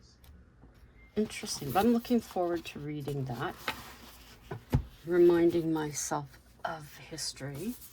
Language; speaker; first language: English; native; English